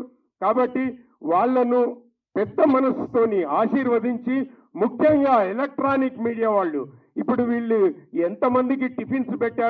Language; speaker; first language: Telugu; native; Telugu